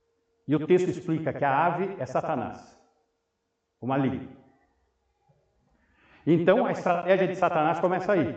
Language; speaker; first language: Portuguese; native; Portuguese